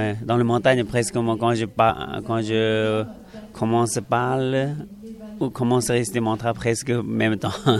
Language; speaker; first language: French; non-native, learner; Tibetan